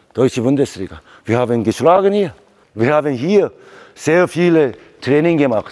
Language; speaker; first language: German; non-native, learner; Korean